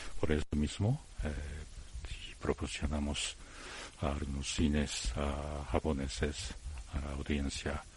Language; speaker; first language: Spanish; non-native, fluent; Japanese